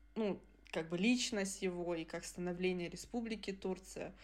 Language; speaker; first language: Russian; early bilingual, other home language; Adyghe